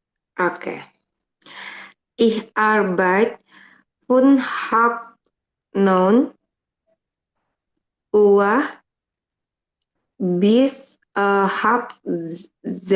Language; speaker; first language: German; non-native, learner; Indonesian